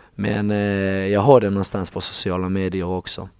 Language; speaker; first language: Swedish; non-native, fluent; Russian